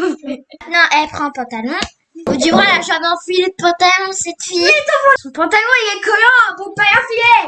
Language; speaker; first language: French; native; French